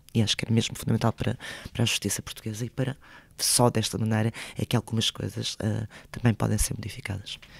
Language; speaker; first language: Portuguese; early bilingual, other home language; Spanish